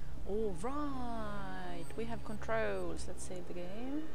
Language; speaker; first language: English; non-native, fluent; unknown